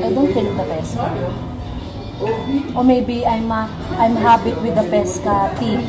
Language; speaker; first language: English; non-native, local second language; Filipino